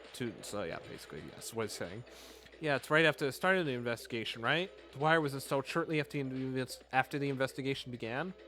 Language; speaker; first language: English; native; English